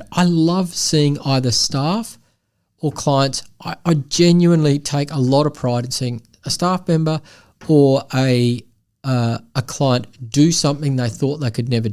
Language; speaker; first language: English; native; English